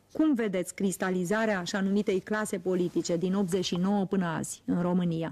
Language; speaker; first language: Romanian; native; Romanian